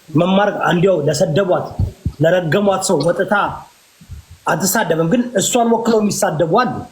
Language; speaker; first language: Amharic; early bilingual, heritage; Amharic